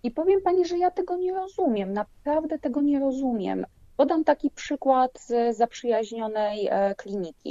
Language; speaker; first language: Polish; native; Polish